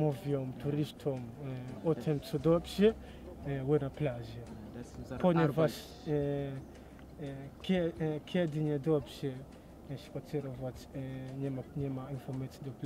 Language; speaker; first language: Polish; non-native, learner; Swahili